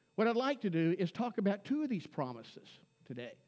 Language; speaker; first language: English; native; English